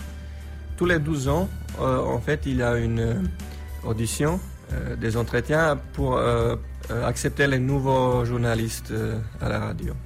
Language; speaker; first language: French; non-native, fluent; Slovenian